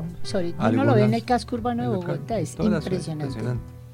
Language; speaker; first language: Spanish; native; Spanish